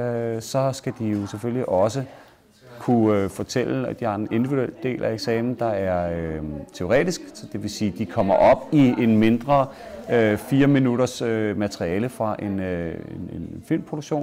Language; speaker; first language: Danish; native; Danish